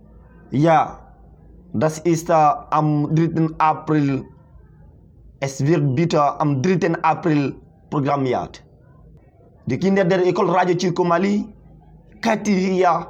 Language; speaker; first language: German; non-native, fluent; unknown